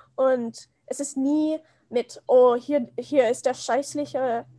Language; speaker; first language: German; non-native, fluent; English